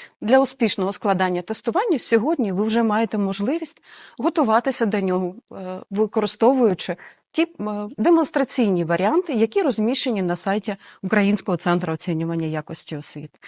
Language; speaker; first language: Ukrainian; native; Ukrainian